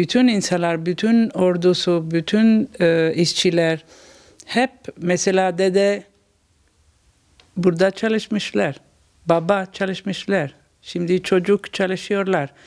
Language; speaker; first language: Turkish; non-native, learner; Italian